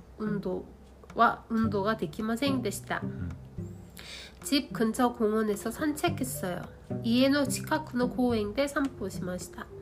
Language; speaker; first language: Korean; non-native, learner; Japanese